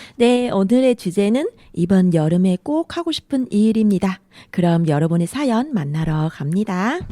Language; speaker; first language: Korean; non-native, fluent; Vietnamese